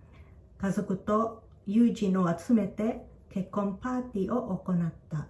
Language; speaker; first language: Japanese; non-native, fluent; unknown